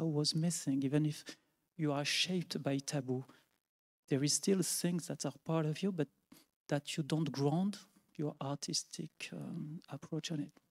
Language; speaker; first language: English; non-native, fluent; French